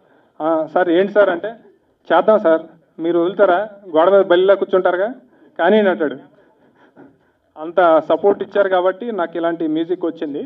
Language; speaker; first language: Telugu; native; Telugu